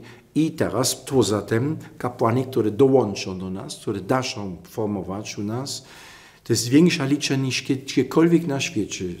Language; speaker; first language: Polish; non-native, fluent; German